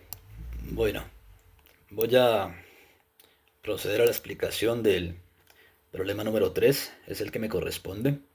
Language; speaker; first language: Spanish; native; Spanish